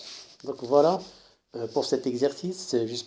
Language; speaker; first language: French; non-native, local second language; Arabic